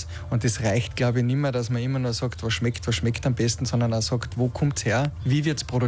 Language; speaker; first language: German; native; German